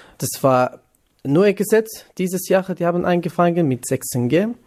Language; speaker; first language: German; non-native, learner; Kurdish